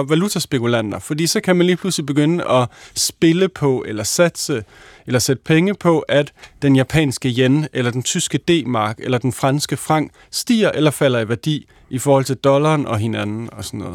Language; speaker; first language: Danish; native; Danish